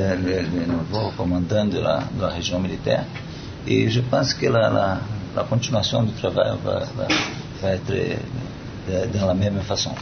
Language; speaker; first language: French; non-native, learner; Portuguese